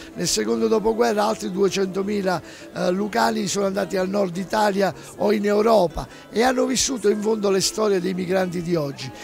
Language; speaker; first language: Italian; native; Italian